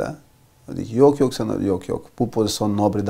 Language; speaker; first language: Turkish; non-native, learner; Portuguese